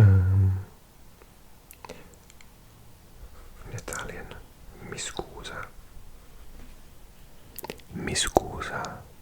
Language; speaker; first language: Italian; non-native, learner; English